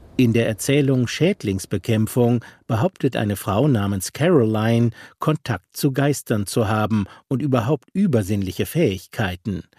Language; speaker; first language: German; native; German